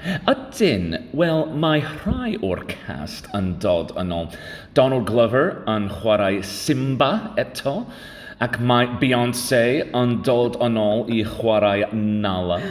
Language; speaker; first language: Welsh; non-native, learner; English